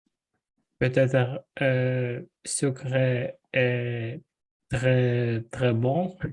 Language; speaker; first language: French; non-native, learner; Russian